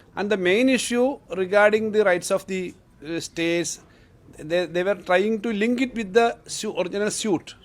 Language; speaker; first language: English; non-native, local second language; Malayalam